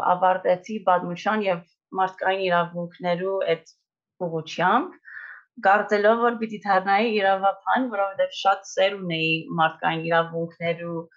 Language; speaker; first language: Armenian; early bilingual, heritage; Armenian